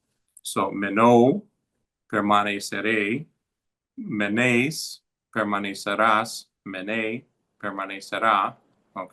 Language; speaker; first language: Spanish; non-native, fluent; English